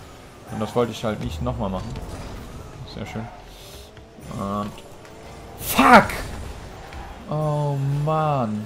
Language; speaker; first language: German; native; German